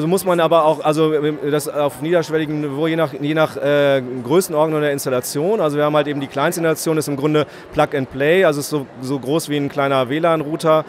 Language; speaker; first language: German; native; German